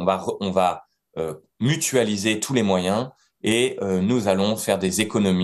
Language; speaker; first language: French; native; French